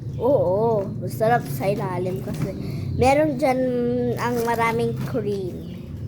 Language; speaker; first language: Filipino; non-native, local second language; Cebuano